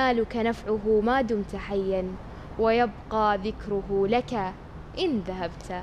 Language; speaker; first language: Arabic; native; Arabic